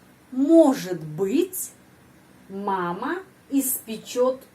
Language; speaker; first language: Russian; non-native, fluent; Indonesian